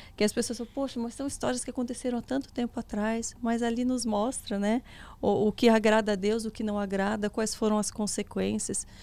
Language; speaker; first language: Portuguese; native; Portuguese